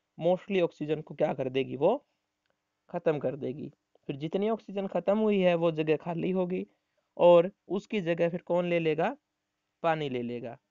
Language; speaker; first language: Hindi; native; Hindi